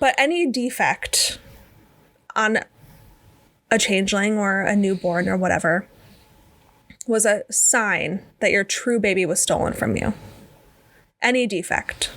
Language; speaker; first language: English; native; English